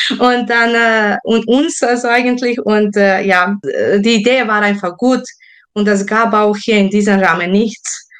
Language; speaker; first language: German; non-native, fluent; Serbian